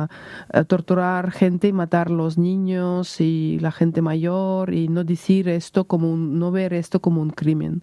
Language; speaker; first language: Spanish; non-native, fluent; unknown